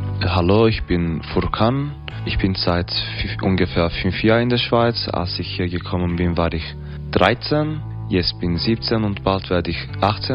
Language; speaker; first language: German; non-native, learner; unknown